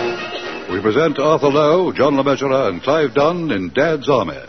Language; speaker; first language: English; native; English